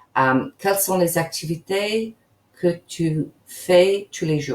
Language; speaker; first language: French; non-native, fluent; English